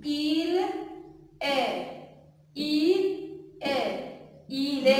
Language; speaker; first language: French; non-native, local second language; Arabic